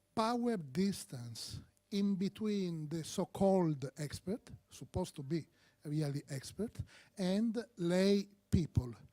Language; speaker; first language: English; non-native, fluent; Korean